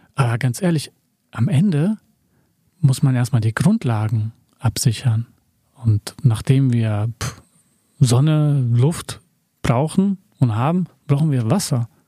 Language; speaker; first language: German; early bilingual, other home language; Serbian